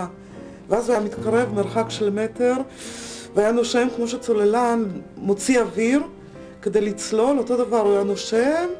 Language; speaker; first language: Hebrew; native; Hebrew